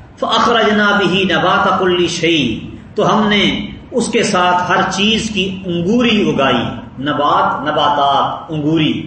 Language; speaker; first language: Urdu; non-native, local second language; Punjabi